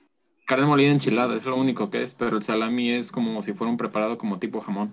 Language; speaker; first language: Spanish; native; Spanish